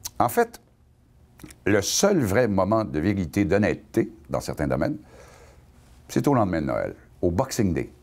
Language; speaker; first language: French; native; French